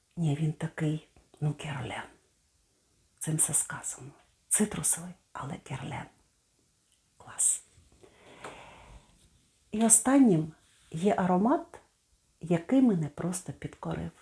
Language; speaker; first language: Ukrainian; native; Ukrainian